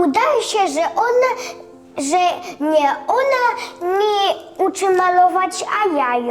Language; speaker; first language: Polish; early bilingual, other home language; Russian